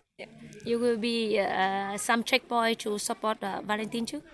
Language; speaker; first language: English; non-native, learner; Vietnamese